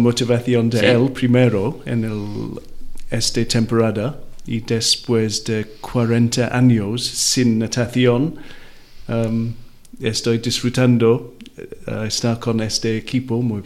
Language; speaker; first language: Spanish; non-native, learner; Welsh